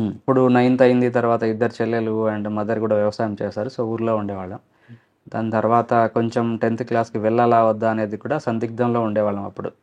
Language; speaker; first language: Telugu; non-native, local second language; Lambadi